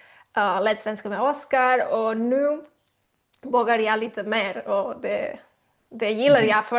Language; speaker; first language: Swedish; non-native, learner; Spanish